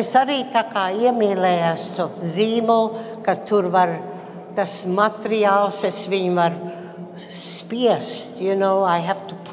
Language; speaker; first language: Latvian; early bilingual, heritage; Latvian